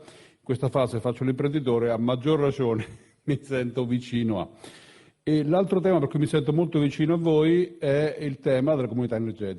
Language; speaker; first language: Italian; native; Italian